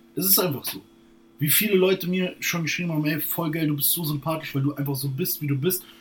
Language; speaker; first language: German; native; German